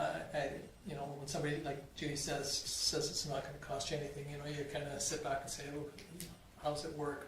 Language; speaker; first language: English; native; English